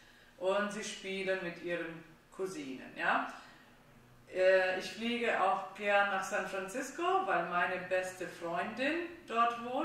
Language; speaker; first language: German; non-native, fluent; Italian